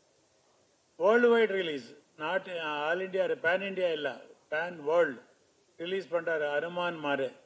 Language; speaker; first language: Tamil; non-native, learner; Telugu